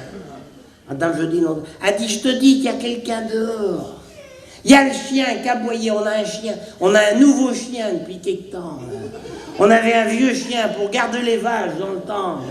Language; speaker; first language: French; native; French